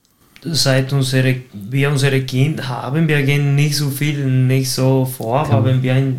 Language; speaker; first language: German; non-native, fluent; Spanish